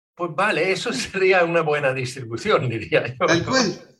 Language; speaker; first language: Spanish; non-native, fluent; Swedish